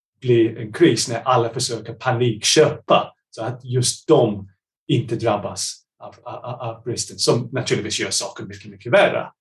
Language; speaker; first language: Swedish; non-native, fluent; English